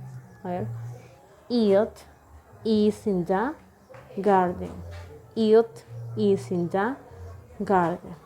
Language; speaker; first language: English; non-native, fluent; Spanish